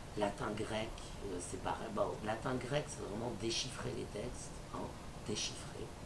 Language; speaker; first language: French; native; French